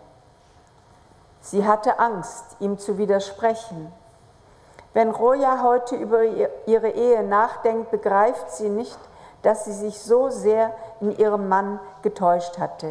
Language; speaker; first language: German; native; German